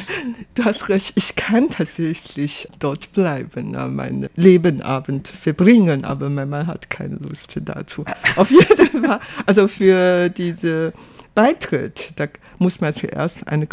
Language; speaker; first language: German; non-native, fluent; Chinese